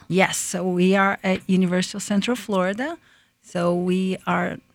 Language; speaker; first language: English; early bilingual, other home language; Portuguese